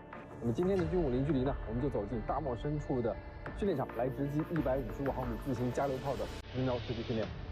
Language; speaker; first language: Chinese; native; Chinese